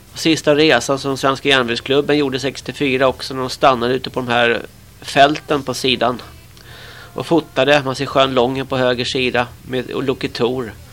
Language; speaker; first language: Swedish; native; Swedish